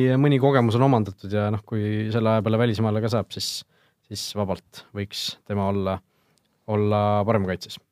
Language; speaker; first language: Estonian; native; Estonian